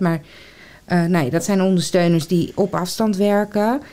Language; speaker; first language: Dutch; native; Dutch